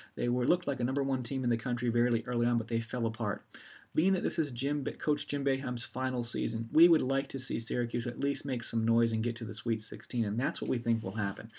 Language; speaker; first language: English; native; English